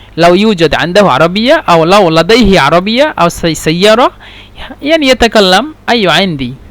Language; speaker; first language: Egyptian Arabic; non-native, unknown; Bangla